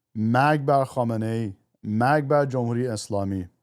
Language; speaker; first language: Persian; early bilingual, other home language; English